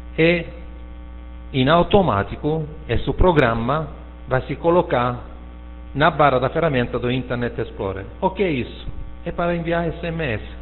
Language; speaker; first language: Portuguese; non-native, fluent; Italian